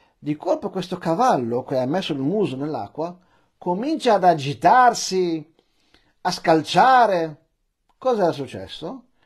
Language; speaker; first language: Italian; early bilingual, other home language; Persian